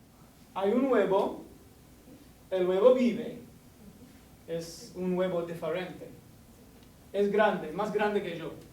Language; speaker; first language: Spanish; non-native, fluent; English